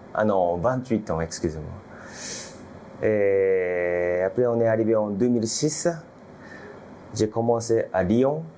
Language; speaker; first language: French; non-native, fluent; Japanese